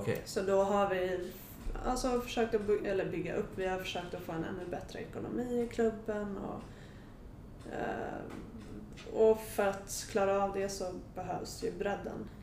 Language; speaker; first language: Swedish; native; Swedish